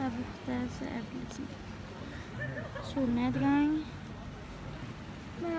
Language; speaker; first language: Norwegian; early bilingual, other home language; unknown